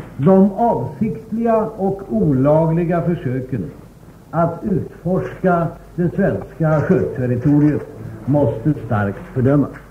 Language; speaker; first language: Swedish; native; Swedish